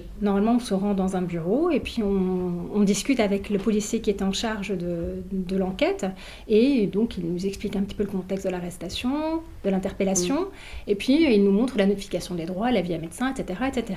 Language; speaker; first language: French; native; French